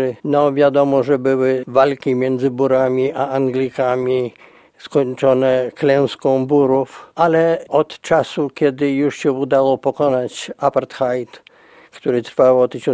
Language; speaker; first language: Polish; native; Polish